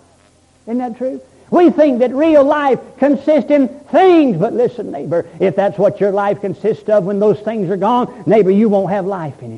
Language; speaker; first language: English; native; English